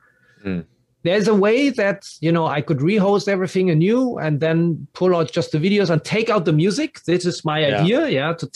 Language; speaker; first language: English; non-native, fluent; German